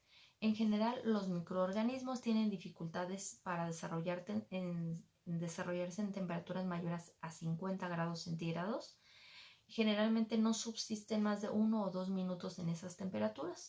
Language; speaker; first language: Spanish; native; Spanish